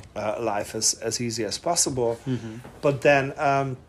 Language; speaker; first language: English; non-native, fluent; Hungarian